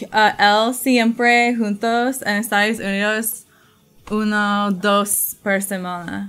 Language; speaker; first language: Spanish; non-native, learner; English